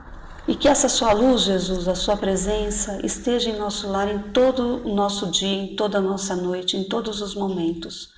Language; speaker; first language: Portuguese; native; Portuguese